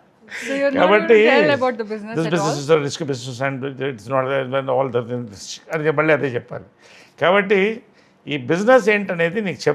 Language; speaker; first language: Telugu; native; Telugu